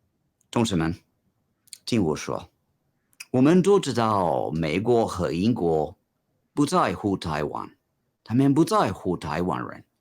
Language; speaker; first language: Chinese; non-native, fluent; English